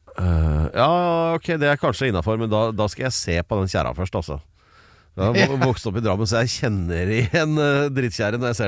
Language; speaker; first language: Norwegian; native; Norwegian